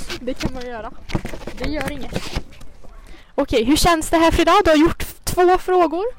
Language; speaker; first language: Swedish; native; Swedish